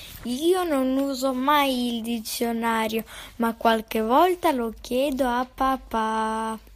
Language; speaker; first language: Italian; early bilingual, other home language; Russian